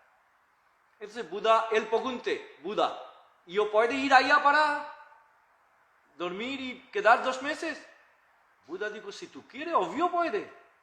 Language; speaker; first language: Spanish; non-native, learner; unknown